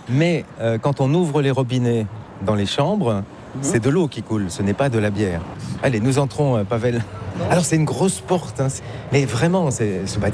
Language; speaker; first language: French; native; French